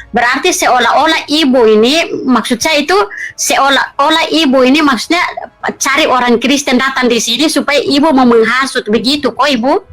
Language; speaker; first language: Indonesian; non-native, local second language; Tetum